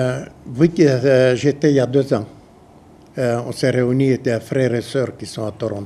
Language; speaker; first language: French; non-native, fluent; Croatian